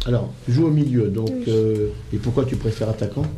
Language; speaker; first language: French; native; French